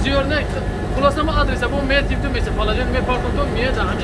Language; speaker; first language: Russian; non-native, learner; Tajik